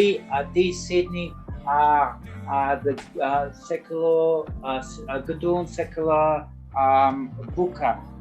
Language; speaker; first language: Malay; non-native, learner; English